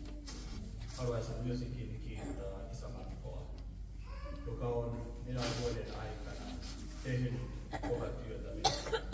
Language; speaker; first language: Finnish; non-native, fluent; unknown